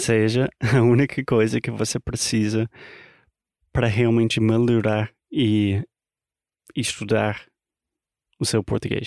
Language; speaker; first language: Portuguese; non-native, fluent; English